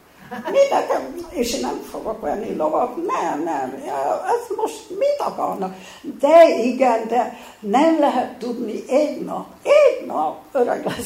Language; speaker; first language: Hungarian; early bilingual, heritage; Hungarian